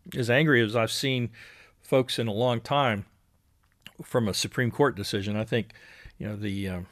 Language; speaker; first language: English; native; English